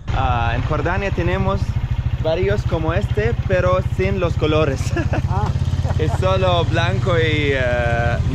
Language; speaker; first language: Spanish; non-native, learner; Arabic